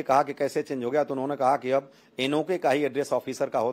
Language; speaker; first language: Hindi; native; Hindi